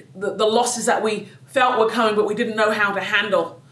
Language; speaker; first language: English; native; English